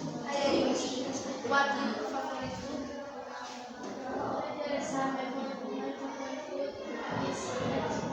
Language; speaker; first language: English; non-native, learner; Indonesian